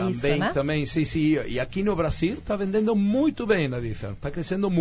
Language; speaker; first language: Portuguese; non-native, fluent; Spanish